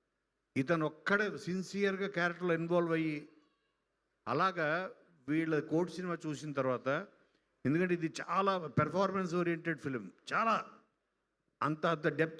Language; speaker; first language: Telugu; native; Telugu